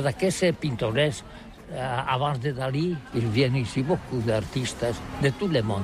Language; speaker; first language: French; non-native, learner; Catalan